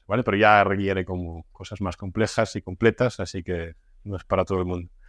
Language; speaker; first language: Spanish; non-native, fluent; Russian